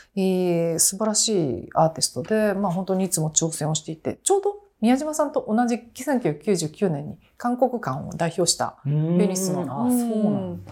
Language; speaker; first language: Japanese; native; Japanese